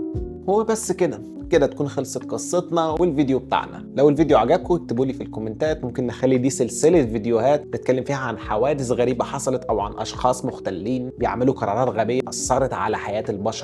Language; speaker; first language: Arabic; native; Arabic